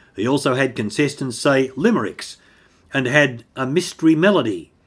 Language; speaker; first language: English; native; English